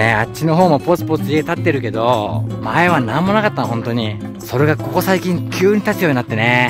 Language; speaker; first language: Japanese; native; Japanese